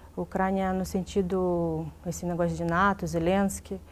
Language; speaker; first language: Portuguese; non-native, fluent; Ukrainian